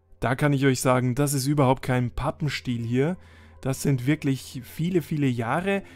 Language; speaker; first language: German; native; German